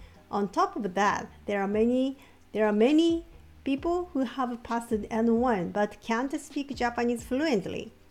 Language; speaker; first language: English; non-native, fluent; Japanese